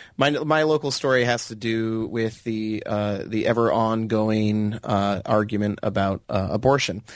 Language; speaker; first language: English; native; English